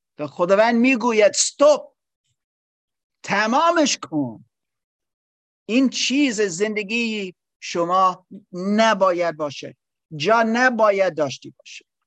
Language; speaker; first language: Persian; non-native, learner; English